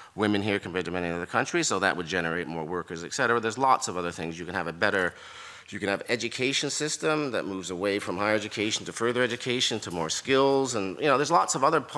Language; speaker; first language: English; native; English